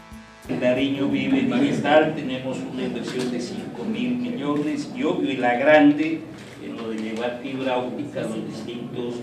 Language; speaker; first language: Spanish; native; Spanish